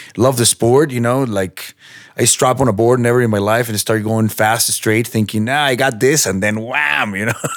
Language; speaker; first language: English; non-native, fluent; Spanish